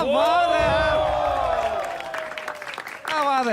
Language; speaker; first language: Hindi; native; Hindi